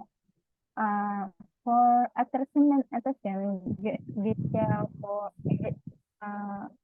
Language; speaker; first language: English; non-native, learner; Indonesian